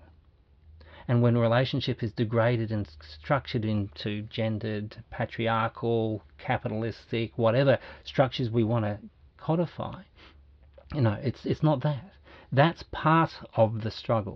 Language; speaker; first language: English; native; English